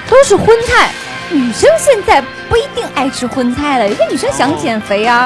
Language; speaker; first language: Chinese; native; Chinese